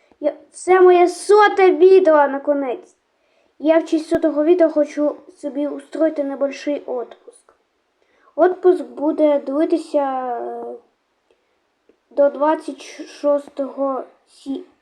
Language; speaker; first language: Ukrainian; non-native, local second language; Russian